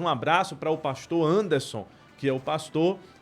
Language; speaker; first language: Portuguese; native; Portuguese